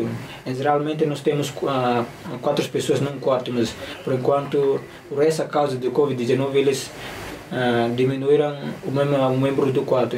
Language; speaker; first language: Portuguese; non-native, learner; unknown